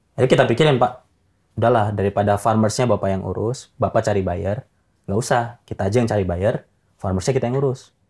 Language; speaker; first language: Indonesian; native; Indonesian